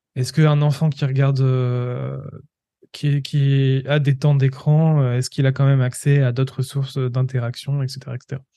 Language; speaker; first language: French; native; French